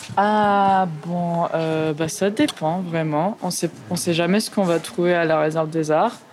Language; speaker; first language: French; non-native, fluent; Spanish